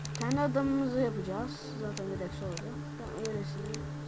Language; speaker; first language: Turkish; native; Turkish